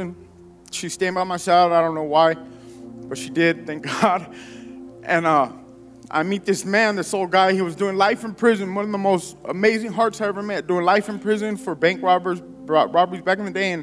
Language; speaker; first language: English; native; English